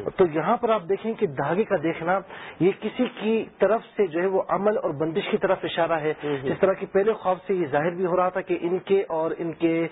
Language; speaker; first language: Urdu; native; Urdu